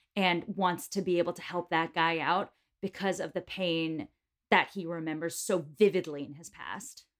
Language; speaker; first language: English; native; English